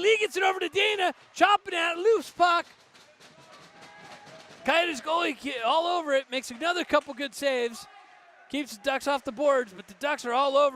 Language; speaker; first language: English; native; English